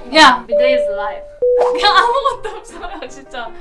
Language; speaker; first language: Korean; non-native, learner; Kurdish